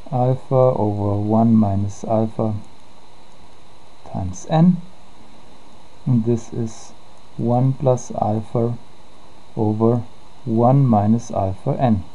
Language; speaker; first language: English; non-native, fluent; German